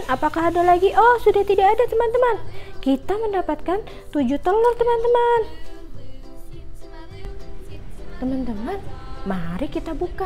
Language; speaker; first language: Indonesian; native; Indonesian